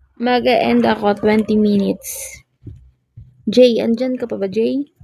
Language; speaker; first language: Filipino; non-native, local second language; Hiligaynon